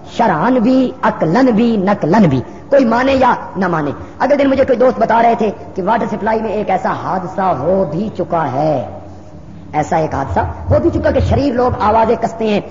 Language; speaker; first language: Urdu; non-native, local second language; Punjabi